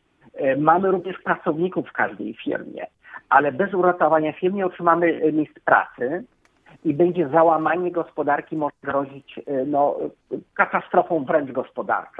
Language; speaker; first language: Polish; native; Polish